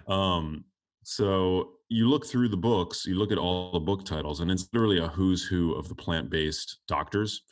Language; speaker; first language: English; native; English